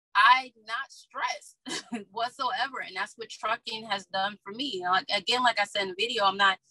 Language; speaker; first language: English; native; English